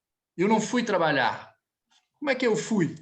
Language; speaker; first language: Portuguese; native; Portuguese